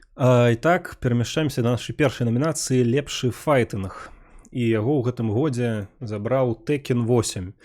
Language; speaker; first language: Belarusian; non-native, local second language; Russian